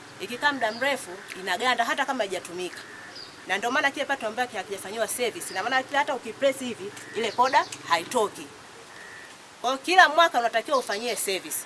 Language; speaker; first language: Swahili; native; Swahili